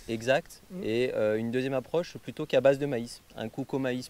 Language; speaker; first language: French; native; French